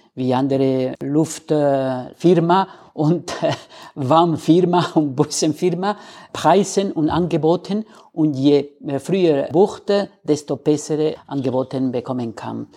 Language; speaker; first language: German; non-native, fluent; Spanish